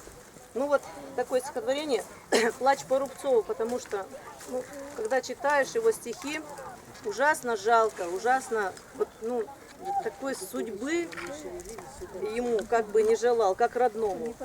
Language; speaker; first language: Russian; native; Russian